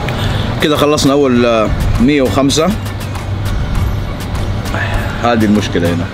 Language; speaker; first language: Arabic; native; Arabic